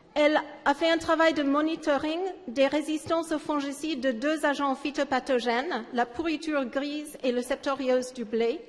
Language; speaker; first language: French; native; French